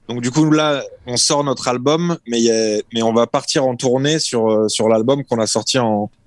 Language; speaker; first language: French; native; French